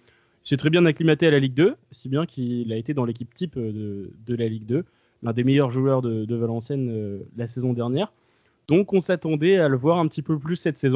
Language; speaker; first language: French; native; French